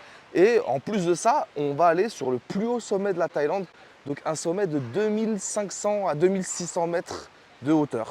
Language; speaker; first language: French; native; French